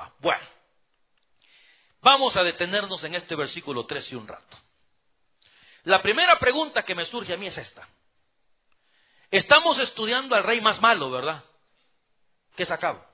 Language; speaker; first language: Spanish; native; Spanish